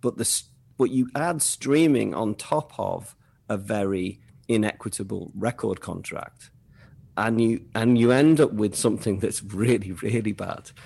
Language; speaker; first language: English; native; English